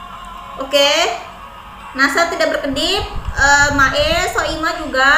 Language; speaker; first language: Indonesian; native; Indonesian